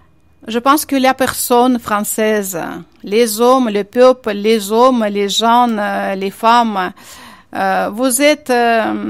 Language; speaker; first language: French; non-native, fluent; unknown